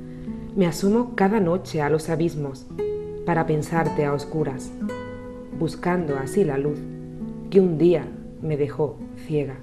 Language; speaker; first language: Spanish; native; Spanish